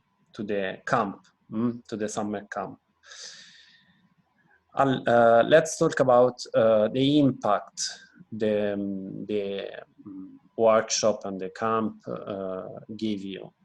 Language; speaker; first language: English; non-native, fluent; Italian